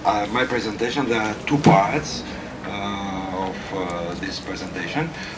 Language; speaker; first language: English; non-native, learner; Romanian